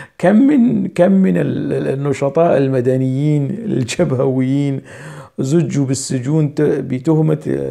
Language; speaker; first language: Arabic; non-native, local second language; Kurdish